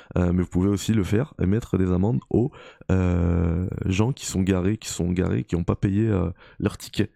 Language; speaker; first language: French; native; French